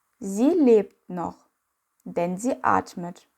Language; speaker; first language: German; non-native, fluent; Ukrainian